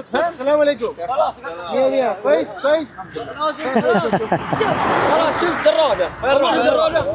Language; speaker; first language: Arabic; non-native, learner; Bangla